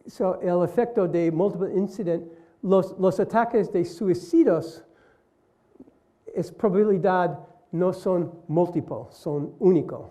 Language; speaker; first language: Spanish; non-native, learner; English